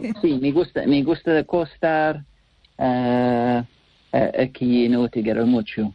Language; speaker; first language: Spanish; non-native, learner; English